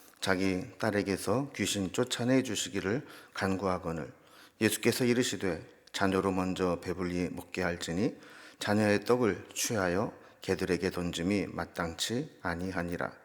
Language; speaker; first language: Korean; native; Korean